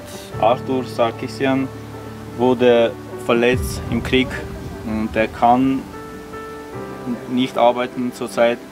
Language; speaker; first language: German; early bilingual, other home language; Armenian